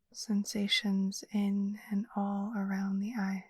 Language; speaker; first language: English; native; English